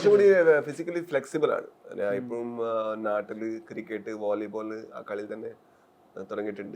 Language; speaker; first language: Malayalam; non-native, learner; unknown